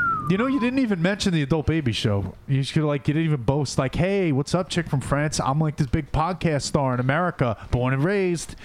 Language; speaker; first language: English; native; English